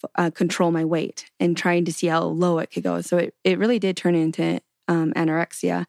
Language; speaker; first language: English; native; English